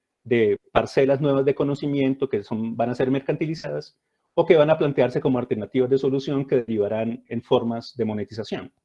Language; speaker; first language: Spanish; native; Spanish